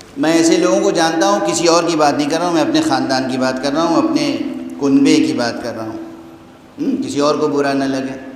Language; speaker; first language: Urdu; native; Urdu